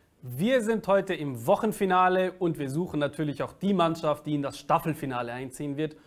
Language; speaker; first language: German; native; German